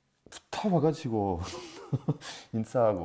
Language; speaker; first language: Korean; non-native, fluent; French